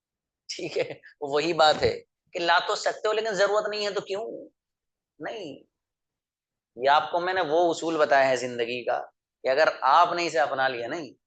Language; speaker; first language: Hindi; native; Hindi